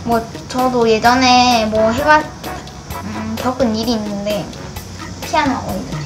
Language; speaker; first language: Korean; native; Korean